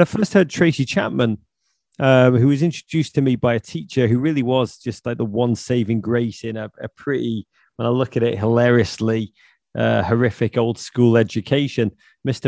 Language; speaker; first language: English; native; English